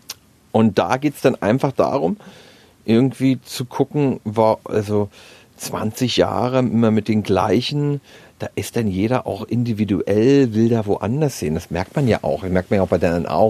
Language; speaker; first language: German; native; German